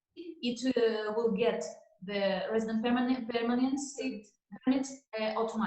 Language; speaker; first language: English; non-native, learner; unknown